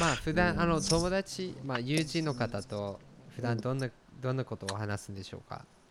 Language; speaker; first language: Japanese; non-native, fluent; English